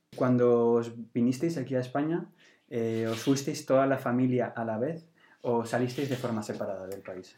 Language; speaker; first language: Spanish; native; Spanish